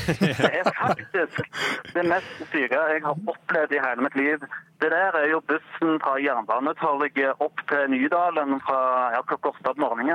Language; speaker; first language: Norwegian; native; Norwegian